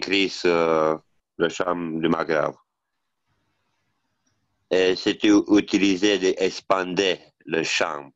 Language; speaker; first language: French; non-native, learner; Italian